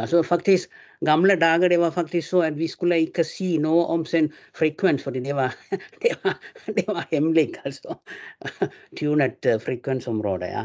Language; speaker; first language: Norwegian; non-native, fluent; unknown